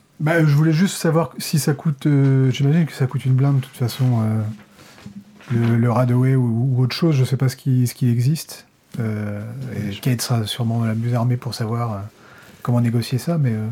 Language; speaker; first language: French; native; French